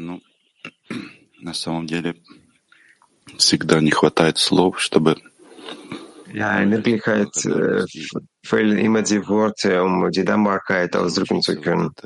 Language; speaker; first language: German; non-native, learner; Russian